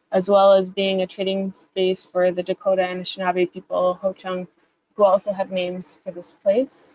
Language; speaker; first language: English; native; English